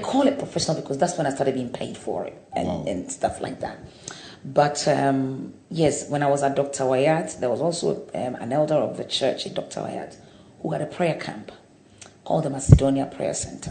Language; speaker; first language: English; non-native, local second language; Akan